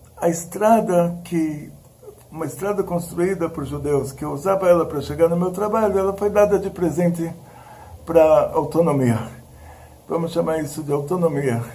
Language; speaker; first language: Portuguese; early bilingual, other home language; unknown